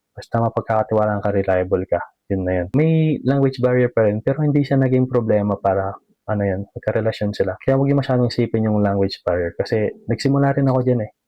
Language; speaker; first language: Filipino; native; Filipino